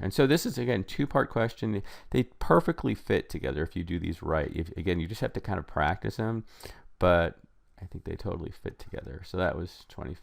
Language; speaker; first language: English; native; English